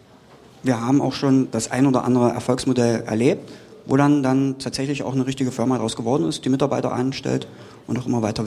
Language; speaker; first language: German; native; German